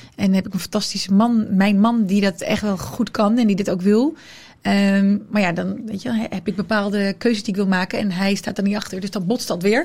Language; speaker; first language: Dutch; early bilingual, other home language; Riffian